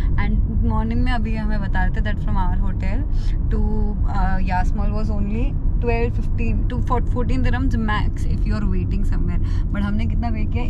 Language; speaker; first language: Hindi; native; Hindi